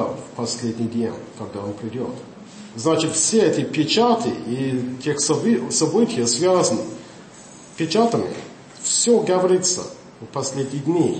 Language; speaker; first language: Russian; non-native, learner; English